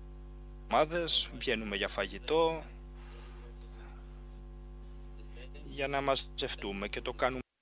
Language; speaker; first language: Greek; non-native, fluent; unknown